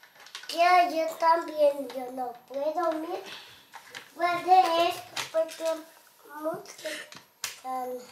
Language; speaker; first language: Spanish; non-native, learner; Haitian Creole